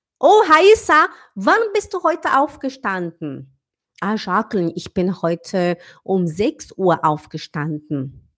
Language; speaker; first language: German; non-native, fluent; Portuguese